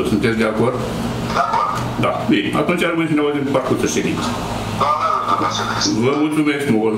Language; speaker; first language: Romanian; native; Romanian